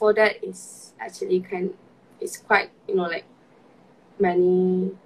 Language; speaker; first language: English; non-native, local second language; Malay